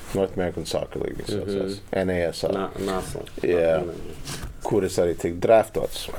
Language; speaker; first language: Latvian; early bilingual, heritage; Latvian